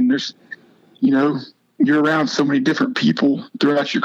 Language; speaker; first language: English; native; English